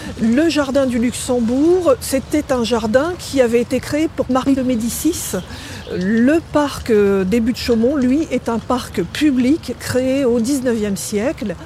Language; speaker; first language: French; native; French